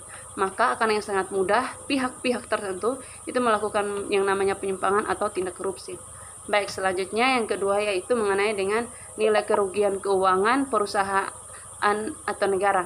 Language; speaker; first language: Indonesian; native; Indonesian